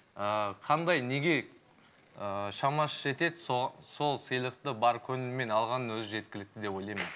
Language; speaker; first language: Kazakh; early bilingual, heritage; Kazakh